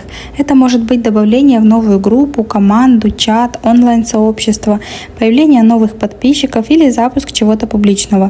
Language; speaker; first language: Russian; native; Russian